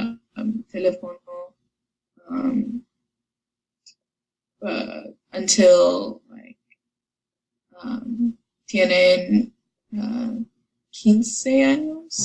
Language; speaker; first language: Spanish; non-native, learner; English